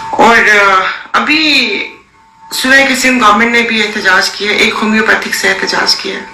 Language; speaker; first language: Urdu; non-native, local second language; Sindhi